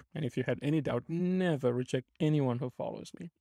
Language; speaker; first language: English; non-native, local second language; Malayalam